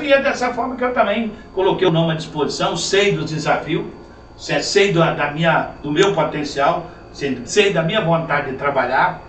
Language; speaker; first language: Portuguese; native; Portuguese